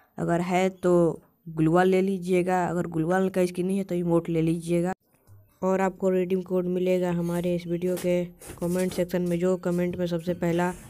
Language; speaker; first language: Hindi; native; Hindi